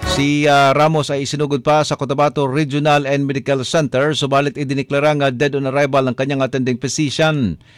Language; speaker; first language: Filipino; non-native, local second language; Cebuano